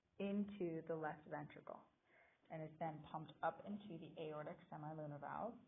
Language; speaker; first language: English; native; English